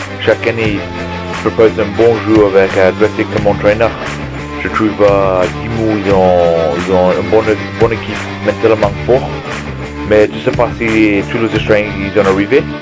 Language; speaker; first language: French; non-native, learner; English